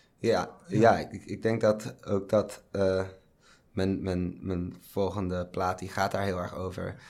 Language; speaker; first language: Dutch; native; Dutch